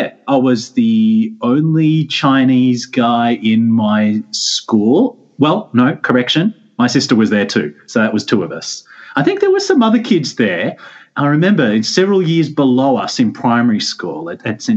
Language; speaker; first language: English; native; English